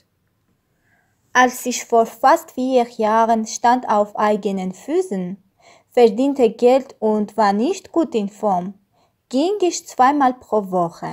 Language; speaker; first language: German; non-native, learner; Armenian